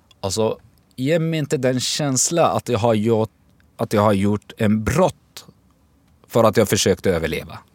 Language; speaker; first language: Swedish; non-native, fluent; Arabic